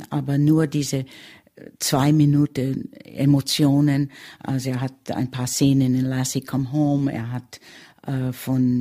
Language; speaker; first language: German; early bilingual, heritage; German